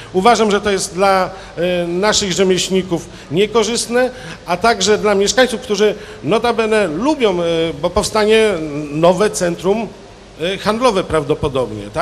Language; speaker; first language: Polish; native; Polish